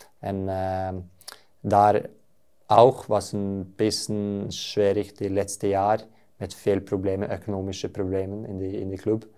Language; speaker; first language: German; non-native, learner; Norwegian